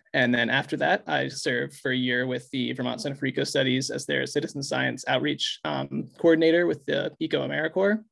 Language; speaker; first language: English; native; English